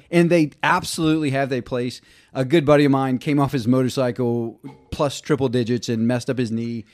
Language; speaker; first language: English; native; English